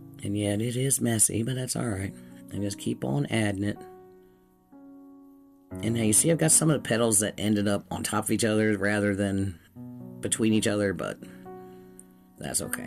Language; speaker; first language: English; native; English